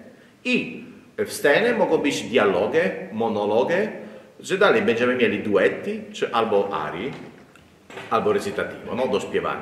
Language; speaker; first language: Polish; non-native, learner; Italian